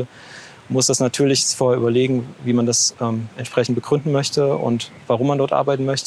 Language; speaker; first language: German; native; German